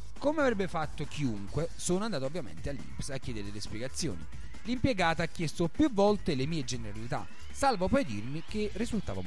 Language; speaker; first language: Italian; native; Italian